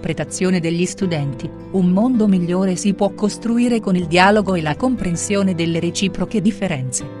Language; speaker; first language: Italian; native; Italian